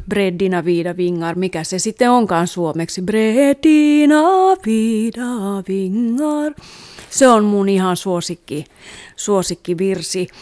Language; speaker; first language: Finnish; non-native, local second language; Swedish